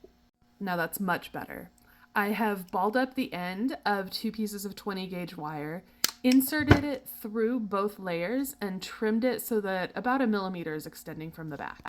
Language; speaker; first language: English; native; English